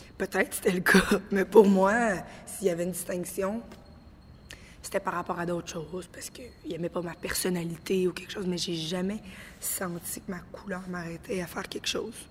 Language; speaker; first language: French; native; French